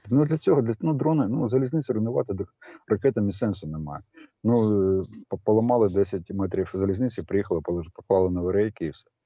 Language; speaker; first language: Ukrainian; native; Ukrainian